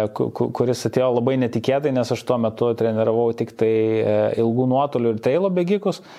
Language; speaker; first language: Lithuanian; native; Lithuanian